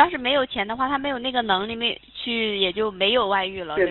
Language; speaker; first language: Chinese; native; Chinese